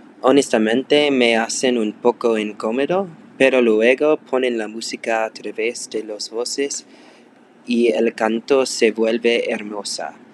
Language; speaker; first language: Spanish; non-native, learner; English